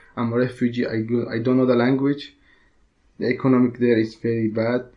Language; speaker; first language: English; non-native, learner; Arabic